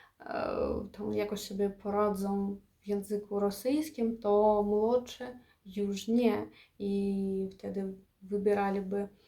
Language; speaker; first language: Polish; non-native, fluent; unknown